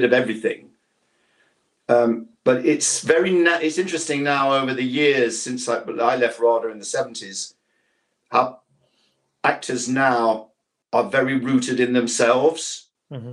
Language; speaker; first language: English; native; English